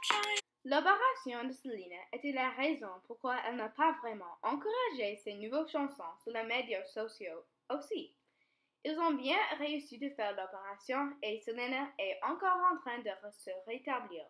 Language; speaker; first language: French; non-native, learner; English